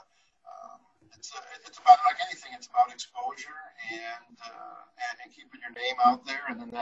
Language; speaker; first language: English; native; English